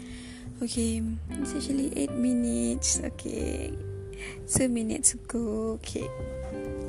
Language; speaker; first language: English; non-native, local second language; Malay